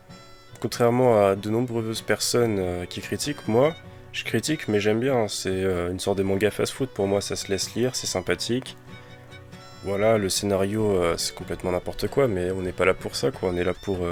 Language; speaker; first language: French; native; French